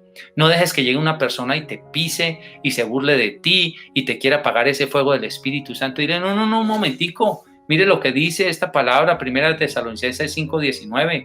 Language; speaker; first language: Spanish; native; Spanish